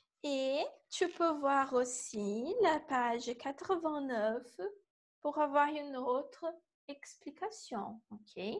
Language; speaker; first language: French; non-native, fluent; Portuguese